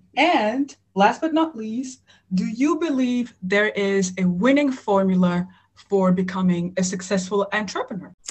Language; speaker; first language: English; non-native, fluent; French